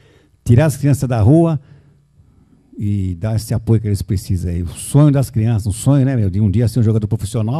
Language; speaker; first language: Portuguese; native; Portuguese